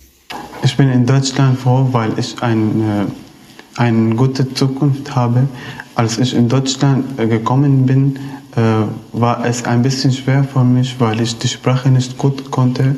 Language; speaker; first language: German; non-native, learner; Arabic